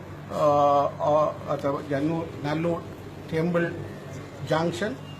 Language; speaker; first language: English; non-native, local second language; Tamil